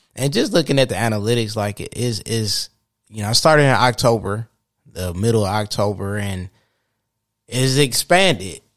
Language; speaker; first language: English; native; English